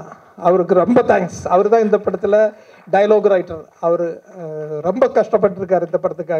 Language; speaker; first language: Tamil; non-native, fluent; Malayalam